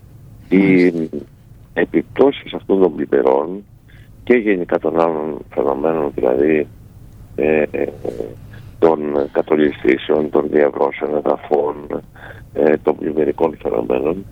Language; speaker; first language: Greek; native; Greek